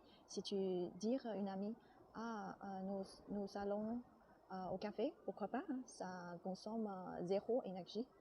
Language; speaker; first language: French; non-native, learner; Chinese